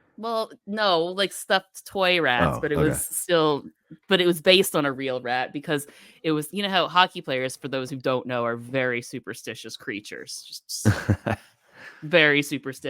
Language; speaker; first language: English; native; English